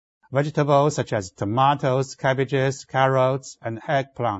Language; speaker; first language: English; non-native, fluent; Chinese